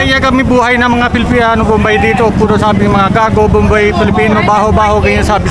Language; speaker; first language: Filipino; non-native, learner; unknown